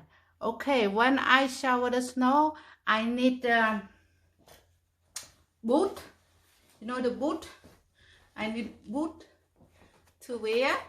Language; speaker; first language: English; non-native, fluent; Khmer